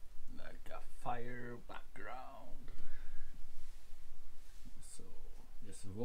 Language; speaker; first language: English; non-native, learner; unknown